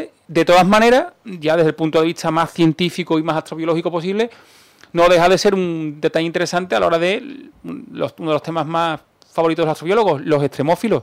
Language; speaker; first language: Spanish; native; Spanish